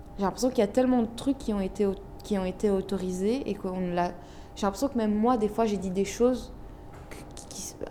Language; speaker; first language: French; early bilingual, other home language; Arabic